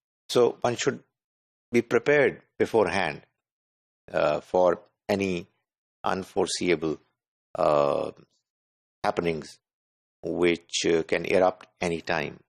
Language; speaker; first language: English; non-native, local second language; Urdu